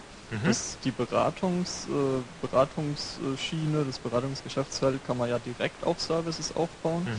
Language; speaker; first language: German; native; German